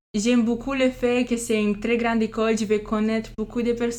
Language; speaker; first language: French; non-native, fluent; Romanian